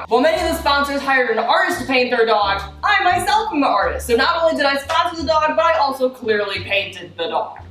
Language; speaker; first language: English; native; English